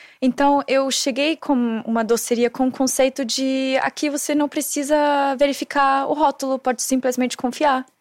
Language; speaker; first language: Portuguese; non-native, fluent; German